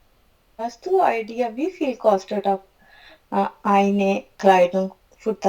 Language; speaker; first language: German; non-native, learner; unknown